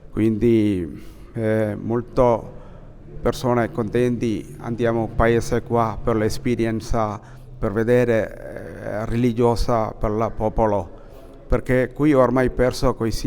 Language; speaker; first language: Italian; non-native, learner; Malayalam